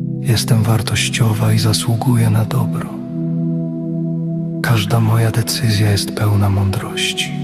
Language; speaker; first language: Polish; native; Polish